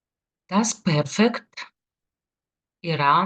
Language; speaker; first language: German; non-native, fluent; Lithuanian